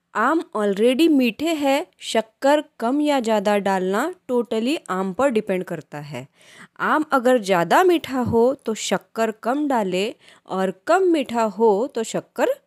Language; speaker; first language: Hindi; non-native, local second language; Marathi